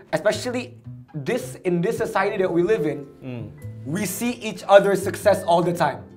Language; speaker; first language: English; early bilingual, other home language; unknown